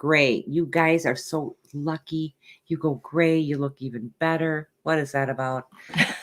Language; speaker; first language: English; native; English